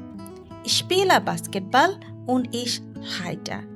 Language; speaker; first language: German; non-native, learner; Bangla